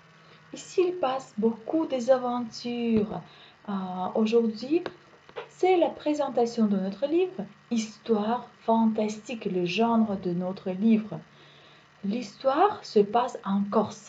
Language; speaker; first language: French; non-native, fluent; Uzbek